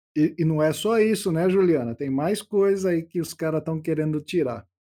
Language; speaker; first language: Portuguese; native; Portuguese